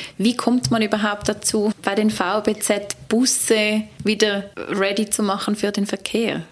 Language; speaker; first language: German; native; German